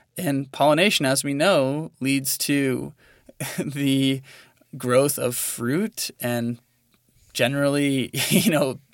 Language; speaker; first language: English; native; English